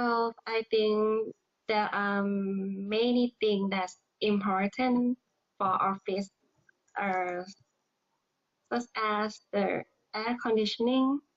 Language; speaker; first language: English; non-native, learner; Thai